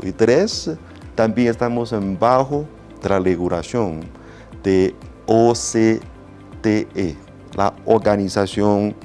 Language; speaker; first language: Spanish; non-native, learner; Chinese